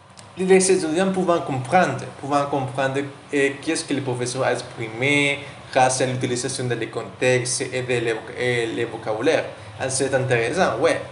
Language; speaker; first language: French; non-native, learner; Spanish